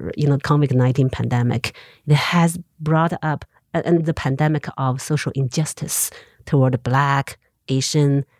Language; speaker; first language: English; non-native, fluent; Chinese